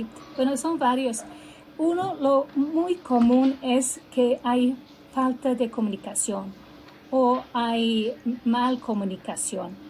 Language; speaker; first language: Spanish; non-native, fluent; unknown